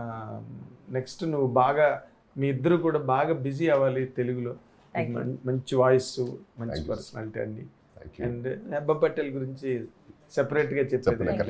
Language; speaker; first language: Telugu; native; Telugu